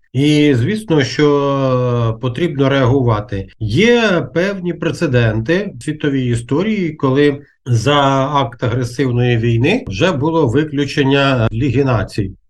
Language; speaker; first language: Ukrainian; native; Ukrainian